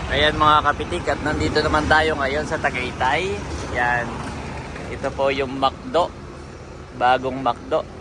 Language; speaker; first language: Filipino; native; Filipino